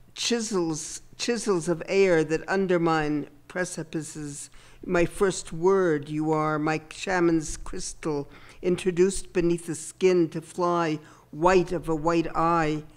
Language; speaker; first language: English; native; English